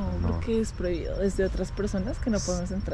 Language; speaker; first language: Spanish; native; Spanish